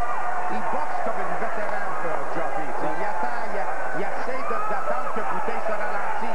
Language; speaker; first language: French; native; French